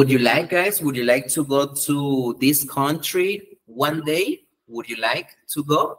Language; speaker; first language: English; non-native, fluent; Spanish